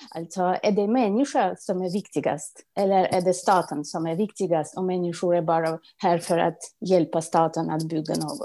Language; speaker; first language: Swedish; non-native, fluent; Russian